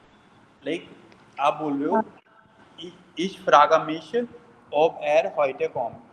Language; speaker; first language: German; non-native, learner; Hindi